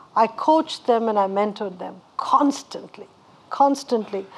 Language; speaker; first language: English; non-native, local second language; Tamil